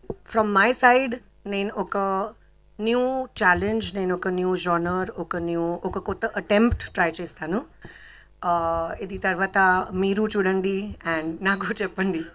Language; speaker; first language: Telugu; non-native, fluent; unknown